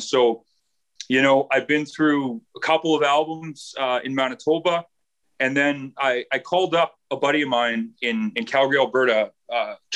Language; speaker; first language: English; native; English